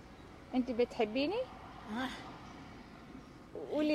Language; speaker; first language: Arabic; native; Arabic